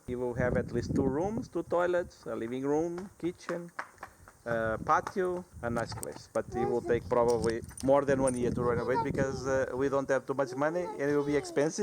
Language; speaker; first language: English; non-native, fluent; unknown